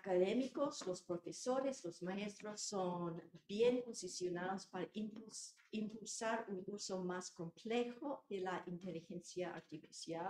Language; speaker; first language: Spanish; non-native, fluent; English